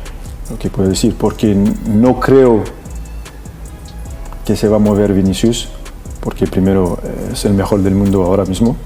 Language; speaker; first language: Spanish; non-native, fluent; French